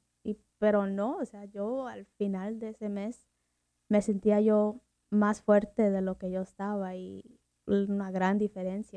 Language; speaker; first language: Spanish; early bilingual, heritage; Spanish